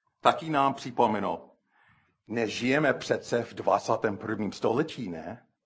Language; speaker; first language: Czech; non-native, fluent; English